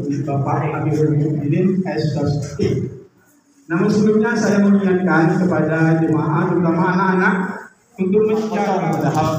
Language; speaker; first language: Malay; native; Malay